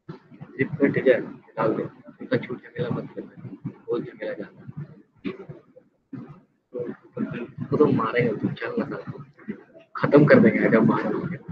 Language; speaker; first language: Hindi; native; Hindi